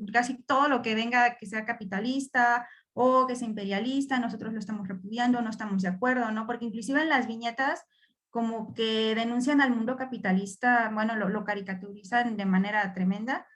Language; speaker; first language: Spanish; native; Spanish